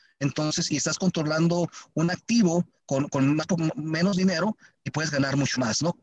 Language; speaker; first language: Spanish; early bilingual, heritage; Spanish